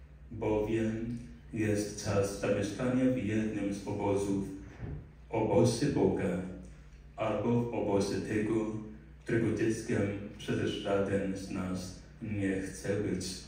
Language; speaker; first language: Polish; non-native, fluent; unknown